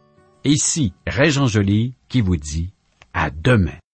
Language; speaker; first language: French; native; French